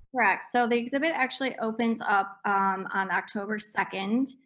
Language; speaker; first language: English; native; English